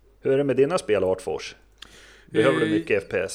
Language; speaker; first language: Swedish; native; Swedish